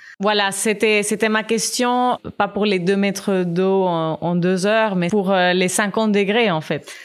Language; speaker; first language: French; non-native, fluent; Spanish